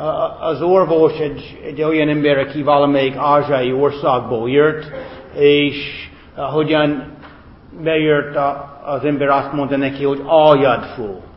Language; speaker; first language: Hungarian; non-native, fluent; English